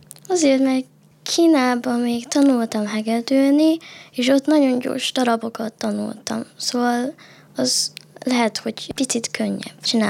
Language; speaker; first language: Hungarian; early bilingual, other home language; Chinese